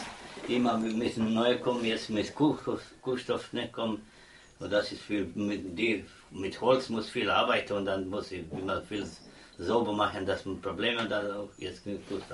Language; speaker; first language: German; non-native, learner; Croatian